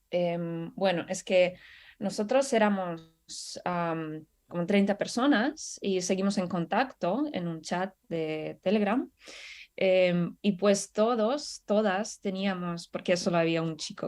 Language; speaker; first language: Spanish; non-native, fluent; Russian